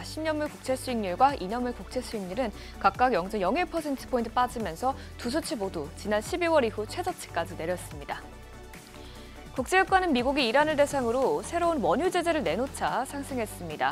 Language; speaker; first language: Korean; native; Korean